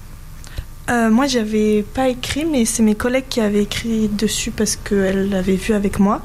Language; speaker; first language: French; native; French